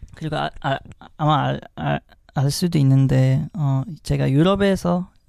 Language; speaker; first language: Korean; non-native, fluent; Arabic